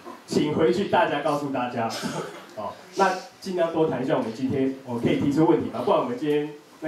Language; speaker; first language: Chinese; native; Chinese